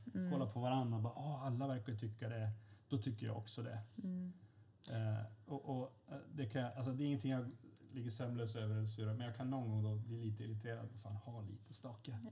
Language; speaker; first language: Swedish; native; Swedish